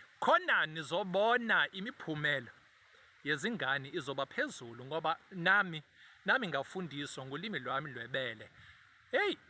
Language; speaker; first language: Zulu; native; Zulu